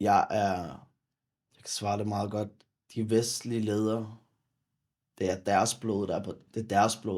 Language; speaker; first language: Danish; early bilingual, other home language; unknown